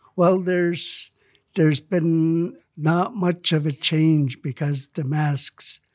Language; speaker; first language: English; native; English